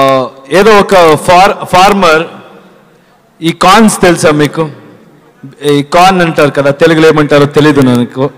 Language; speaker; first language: Telugu; non-native, learner; Kannada